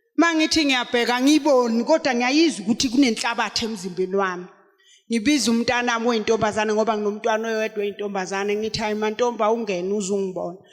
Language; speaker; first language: Zulu; native; Zulu